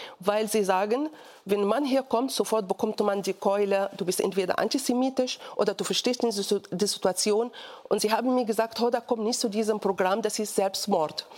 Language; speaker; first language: German; non-native, fluent; Arabic